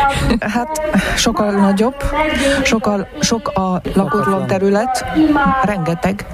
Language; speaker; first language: Hungarian; non-native, fluent; German